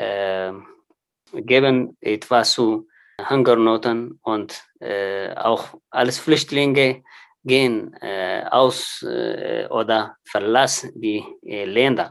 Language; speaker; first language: German; non-native, learner; Tigrinya